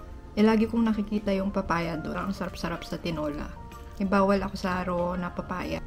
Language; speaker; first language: Filipino; native; Filipino